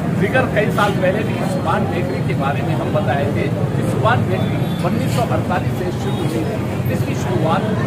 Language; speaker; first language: Hindi; non-native, local second language; Urdu